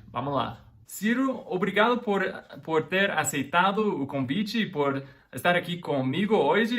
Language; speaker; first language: Portuguese; non-native, fluent; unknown